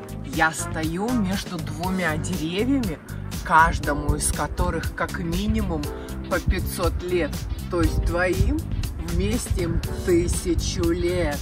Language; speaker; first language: Russian; native; Russian